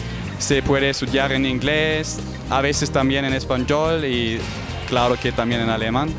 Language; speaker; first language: Spanish; non-native, fluent; German